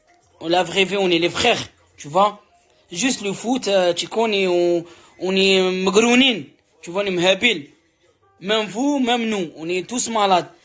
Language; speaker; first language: French; non-native, learner; Arabic